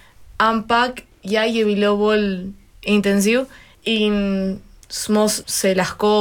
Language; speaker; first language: Slovenian; early bilingual, heritage; Spanish